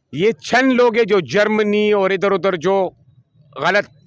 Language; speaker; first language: Urdu; native; Urdu